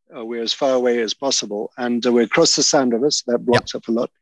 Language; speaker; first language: English; native; English